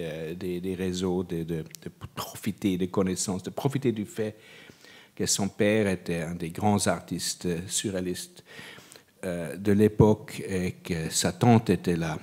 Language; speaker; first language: French; non-native, local second language; German